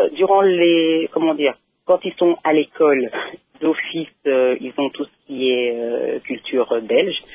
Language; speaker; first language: French; early bilingual, other home language; Lingala